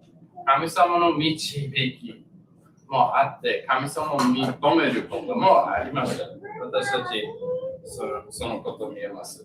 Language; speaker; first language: Japanese; non-native, learner; English